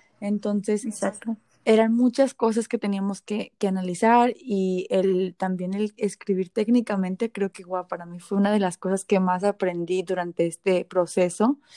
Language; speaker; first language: Spanish; native; Spanish